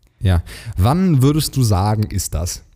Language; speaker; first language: German; native; German